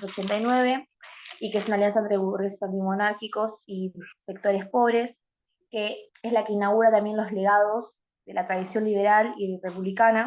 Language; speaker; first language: Spanish; native; Spanish